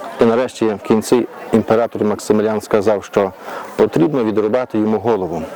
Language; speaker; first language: Ukrainian; native; Ukrainian